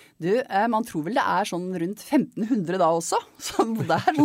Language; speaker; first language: Norwegian; native; Norwegian